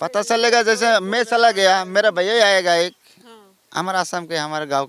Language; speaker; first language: Hindi; non-native, local second language; Bangla